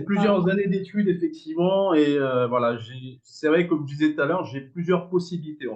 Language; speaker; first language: French; native; French